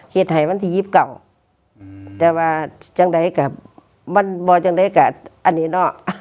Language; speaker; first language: Thai; native; Thai